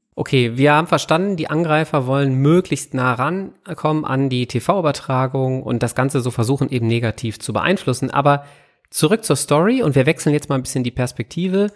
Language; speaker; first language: German; native; German